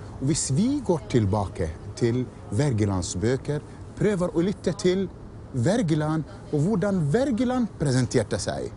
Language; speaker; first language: Norwegian; non-native, fluent; Arabic